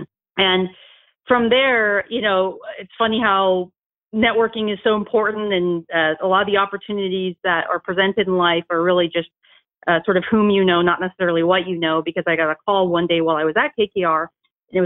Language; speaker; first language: English; native; English